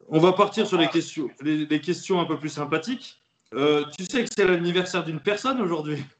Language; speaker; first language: French; native; French